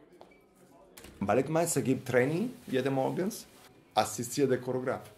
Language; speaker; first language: German; non-native, fluent; Italian